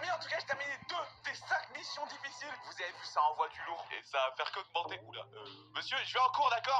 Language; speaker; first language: French; native; French